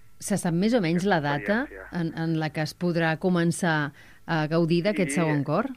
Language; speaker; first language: Catalan; native; Catalan